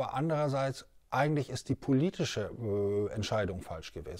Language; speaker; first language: German; native; German